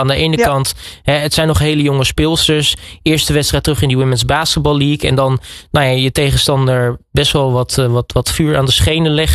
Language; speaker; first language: Dutch; native; Dutch